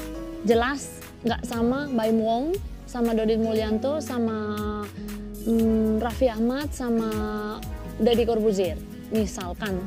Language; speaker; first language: Indonesian; non-native, fluent; Spanish